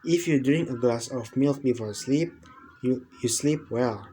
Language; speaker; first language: English; non-native, fluent; Indonesian